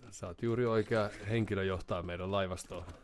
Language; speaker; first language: Finnish; native; Finnish